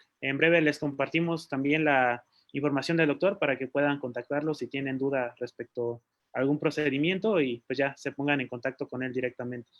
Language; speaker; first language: Spanish; native; Spanish